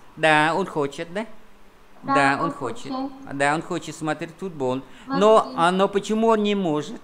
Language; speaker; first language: Russian; non-native, fluent; Vietnamese